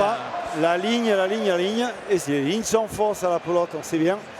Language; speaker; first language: French; native; French